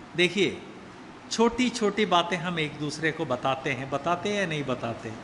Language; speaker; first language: Hindi; native; Hindi